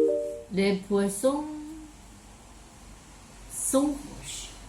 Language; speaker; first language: French; non-native, learner; Chinese